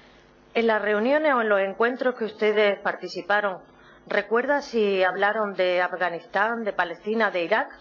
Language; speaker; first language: Spanish; native; Spanish